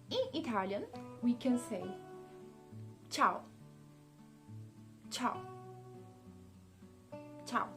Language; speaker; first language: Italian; non-native, fluent; Portuguese